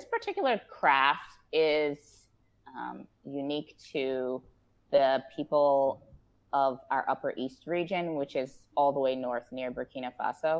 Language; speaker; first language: English; native; English